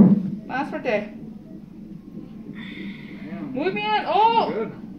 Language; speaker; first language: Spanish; non-native, learner; English